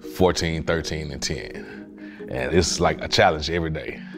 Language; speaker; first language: English; native; English